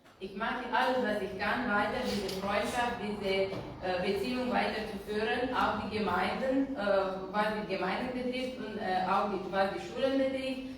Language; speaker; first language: German; non-native, fluent; Romanian